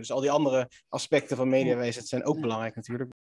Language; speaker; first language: Dutch; native; Dutch